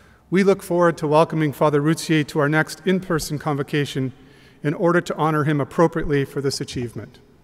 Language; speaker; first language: English; native; English